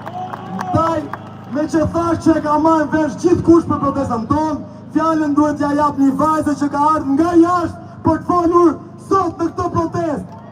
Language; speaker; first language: Albanian; native; Albanian